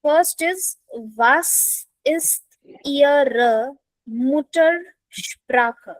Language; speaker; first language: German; non-native, fluent; Hindi